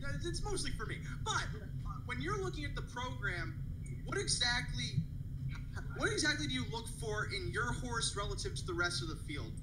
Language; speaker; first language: English; native; English